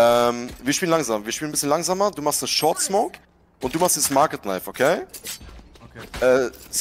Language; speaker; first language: German; native; German